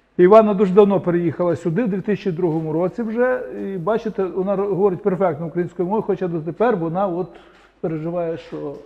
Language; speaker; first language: Ukrainian; native; Ukrainian